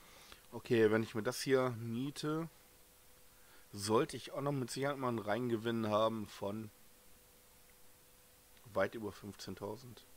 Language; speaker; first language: German; native; German